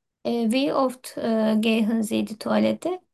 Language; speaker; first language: German; non-native, learner; Turkish